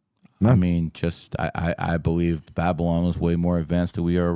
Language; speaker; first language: English; native; English